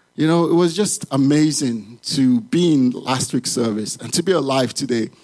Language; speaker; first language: English; non-native, local second language; Yoruba